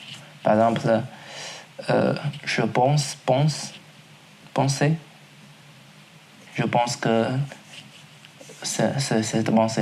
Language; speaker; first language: French; non-native, learner; Chinese